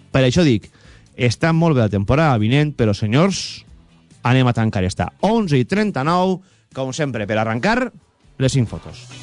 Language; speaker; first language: Catalan; native; Catalan